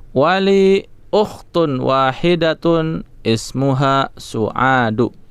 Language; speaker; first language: Arabic; non-native, fluent; Indonesian